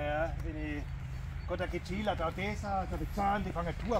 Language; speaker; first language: Indonesian; non-native, learner; German